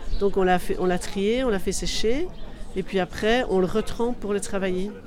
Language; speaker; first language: French; native; French